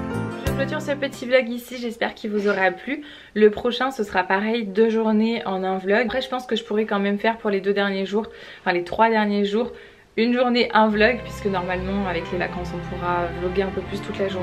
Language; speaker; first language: French; native; French